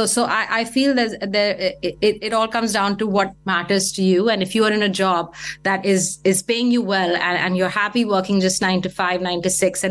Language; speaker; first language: English; non-native, local second language; Hindi